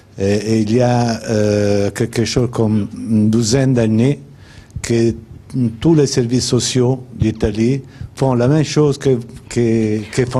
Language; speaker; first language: French; non-native, fluent; Italian